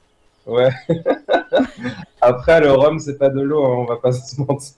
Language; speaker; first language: French; native; French